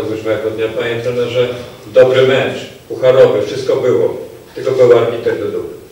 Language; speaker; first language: Polish; native; Polish